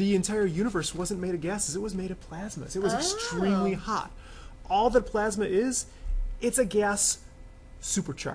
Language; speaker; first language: English; native; English